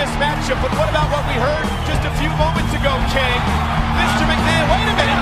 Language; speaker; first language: English; native; English